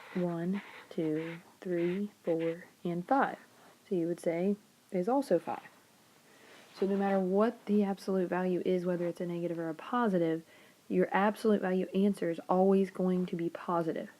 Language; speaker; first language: English; native; English